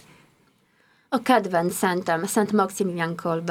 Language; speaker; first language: Hungarian; non-native, fluent; Polish